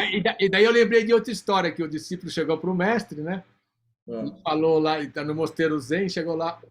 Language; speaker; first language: Portuguese; native; Portuguese